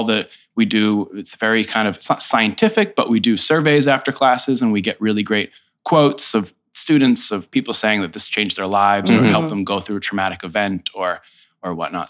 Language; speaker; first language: English; native; English